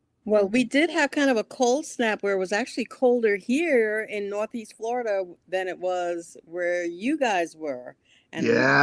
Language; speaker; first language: English; native; English